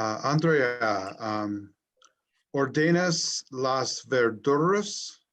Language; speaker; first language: Spanish; non-native, learner; English